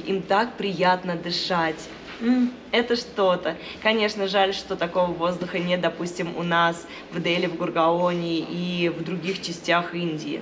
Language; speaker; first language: Russian; native; Russian